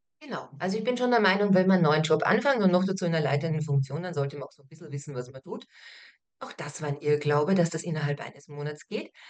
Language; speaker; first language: German; native; German